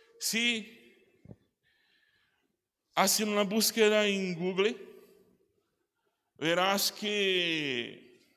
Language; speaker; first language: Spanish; non-native, learner; Portuguese